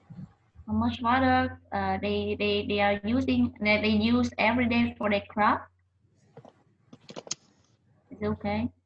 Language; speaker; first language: English; non-native, learner; Vietnamese